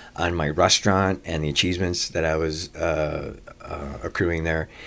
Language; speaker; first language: English; native; English